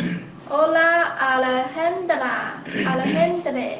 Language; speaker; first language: Spanish; non-native, learner; Chinese